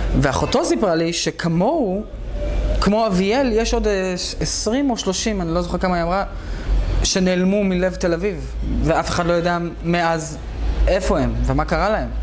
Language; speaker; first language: Hebrew; native; Hebrew